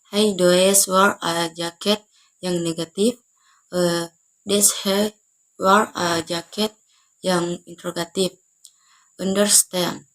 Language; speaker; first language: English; non-native, learner; Indonesian